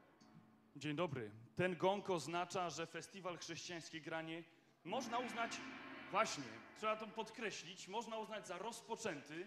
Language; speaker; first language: Polish; native; Polish